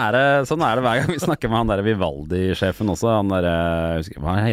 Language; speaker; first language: Norwegian; native; Norwegian